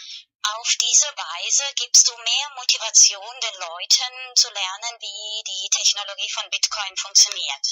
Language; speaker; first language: German; non-native, learner; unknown